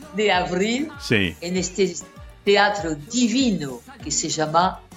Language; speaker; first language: Spanish; non-native, learner; French